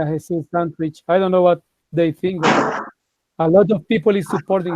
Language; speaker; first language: English; non-native, fluent; Spanish